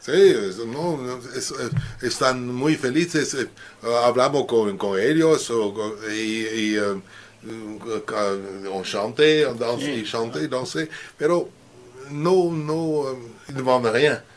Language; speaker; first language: Spanish; non-native, learner; French